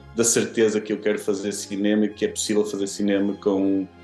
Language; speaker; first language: Portuguese; native; Portuguese